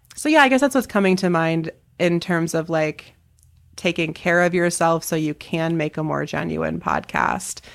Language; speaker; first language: English; native; English